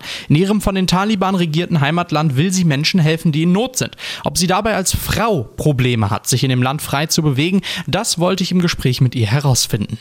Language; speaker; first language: German; native; German